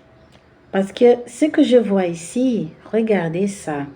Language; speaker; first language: French; non-native, fluent; Portuguese